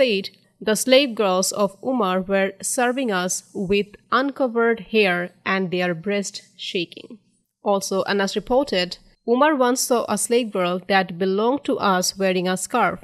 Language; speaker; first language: English; non-native, fluent; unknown